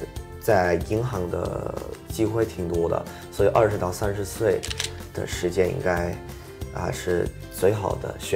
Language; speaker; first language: Chinese; non-native, fluent; English